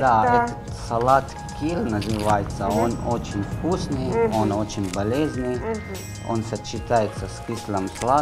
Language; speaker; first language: Russian; non-native, learner; Arabic